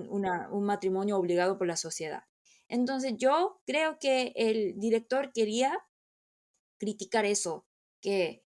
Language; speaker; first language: Spanish; non-native, fluent; Korean